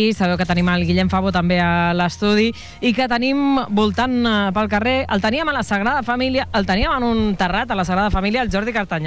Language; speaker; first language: Catalan; native; Catalan